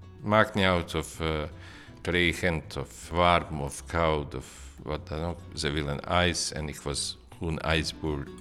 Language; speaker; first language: Dutch; non-native, learner; Bosnian